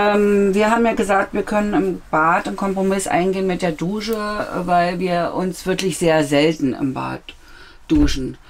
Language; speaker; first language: German; native; German